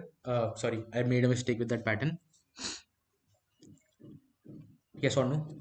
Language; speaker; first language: English; non-native, local second language; Hindi